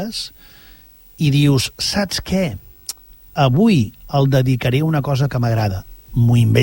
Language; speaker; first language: Catalan; native; Catalan